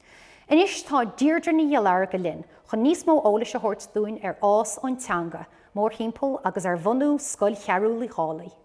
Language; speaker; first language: Irish; non-native, local second language; English